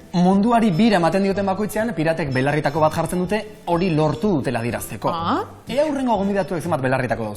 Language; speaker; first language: Basque; native; Basque